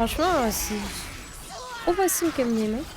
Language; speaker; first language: French; native; French